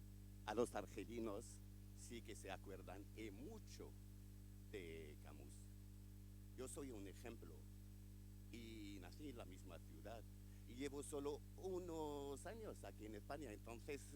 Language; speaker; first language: Spanish; non-native, fluent; Arabic